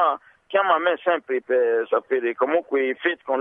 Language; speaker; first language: Italian; non-native, learner; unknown